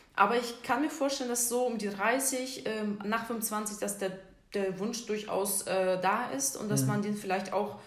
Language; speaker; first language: German; non-native, fluent; Russian